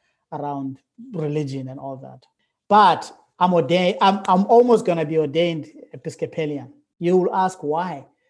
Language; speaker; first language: English; non-native, local second language; Xhosa